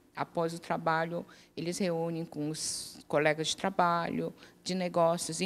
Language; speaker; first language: Portuguese; non-native, fluent; Korean